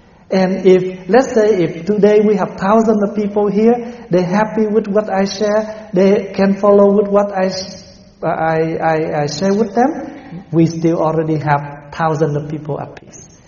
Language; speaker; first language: English; non-native, fluent; Vietnamese